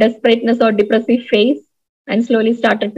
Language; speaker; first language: English; non-native, local second language; Malayalam